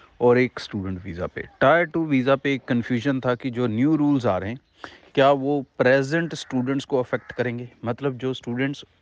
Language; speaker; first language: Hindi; non-native, local second language; Punjabi